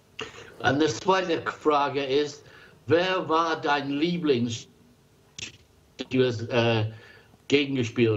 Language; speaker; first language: German; non-native, learner; English